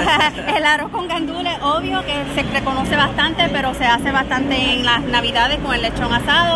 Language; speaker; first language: Spanish; native; Spanish